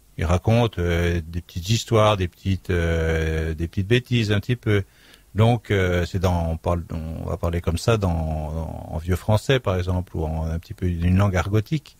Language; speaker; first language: French; native; French